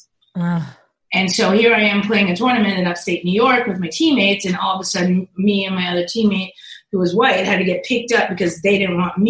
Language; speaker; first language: English; native; English